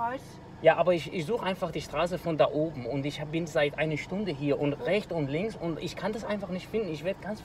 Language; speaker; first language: German; non-native, fluent; Danish